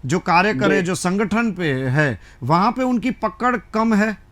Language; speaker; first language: Hindi; non-native, local second language; Gujarati